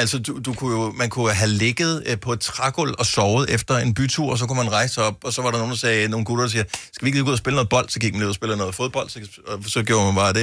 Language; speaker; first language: Danish; native; Danish